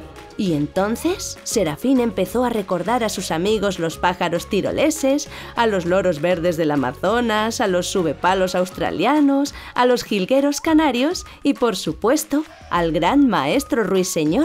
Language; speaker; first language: Spanish; native; Spanish